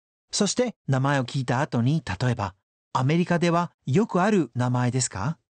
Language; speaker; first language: Japanese; non-native, fluent; English